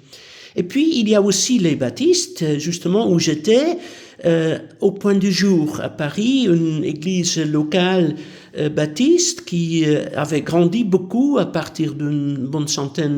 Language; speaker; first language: French; non-native, fluent; Dutch